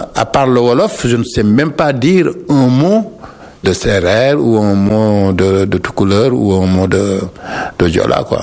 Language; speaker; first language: French; non-native, local second language; Wolof